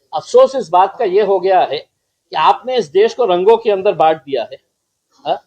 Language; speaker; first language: Hindi; non-native, local second language; Marathi